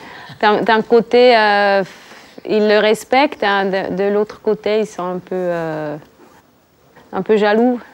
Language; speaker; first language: French; non-native, local second language; German